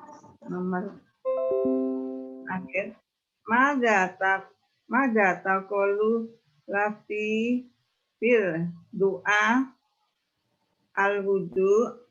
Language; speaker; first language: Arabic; non-native, learner; Indonesian